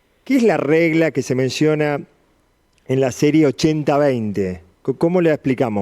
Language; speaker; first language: Spanish; native; Spanish